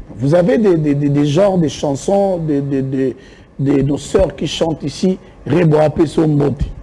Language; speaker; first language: French; non-native, local second language; Lingala